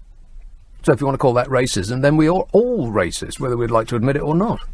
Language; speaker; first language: English; native; English